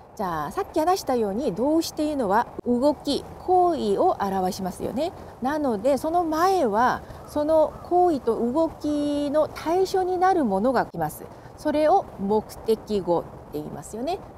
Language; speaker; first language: Japanese; non-native, fluent; Korean